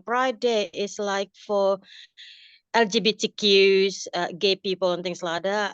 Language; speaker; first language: English; non-native, fluent; Indonesian